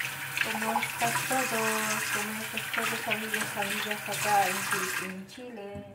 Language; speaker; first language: Spanish; non-native, learner; Filipino